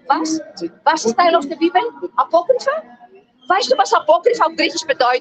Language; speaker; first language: German; non-native, fluent; Greek